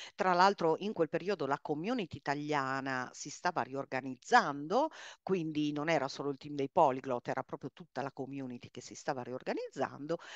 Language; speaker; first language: Italian; native; Italian